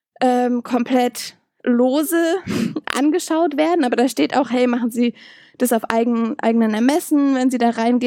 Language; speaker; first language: German; native; German